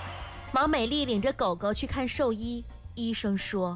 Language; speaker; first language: Chinese; native; Chinese